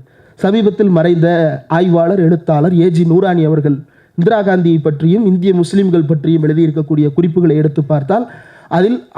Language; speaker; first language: Tamil; native; Tamil